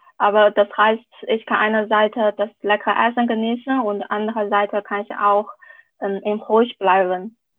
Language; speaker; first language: German; non-native, fluent; Chinese